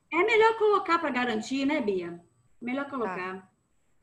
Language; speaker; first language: Portuguese; native; Portuguese